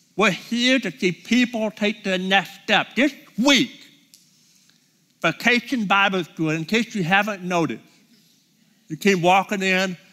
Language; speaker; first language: English; native; English